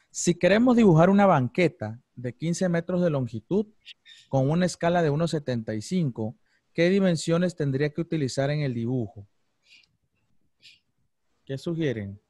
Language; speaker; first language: Spanish; native; Spanish